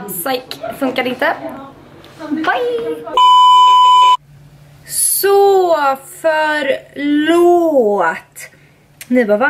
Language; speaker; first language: Swedish; native; Swedish